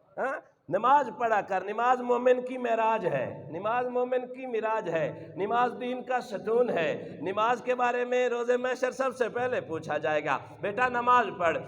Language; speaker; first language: Urdu; non-native, local second language; Punjabi